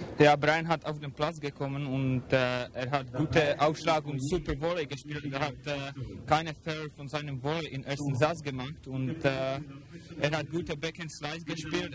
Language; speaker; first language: German; non-native, learner; Czech